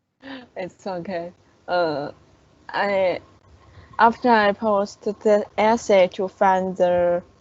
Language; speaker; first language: English; non-native, learner; Chinese